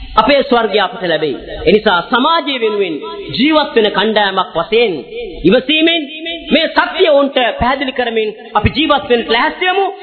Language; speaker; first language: Sinhala; native; Sinhala